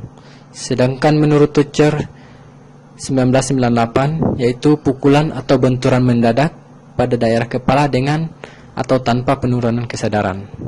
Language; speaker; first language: Indonesian; native; Indonesian